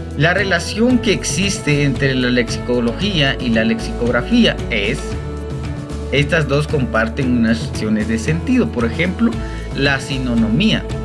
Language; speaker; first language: Spanish; non-native, local second language; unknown